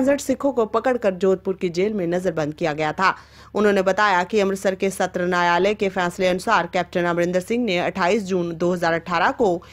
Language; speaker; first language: Hindi; non-native, local second language; Punjabi